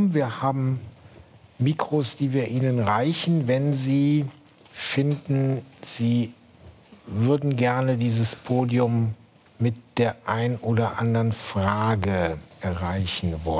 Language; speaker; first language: German; native; German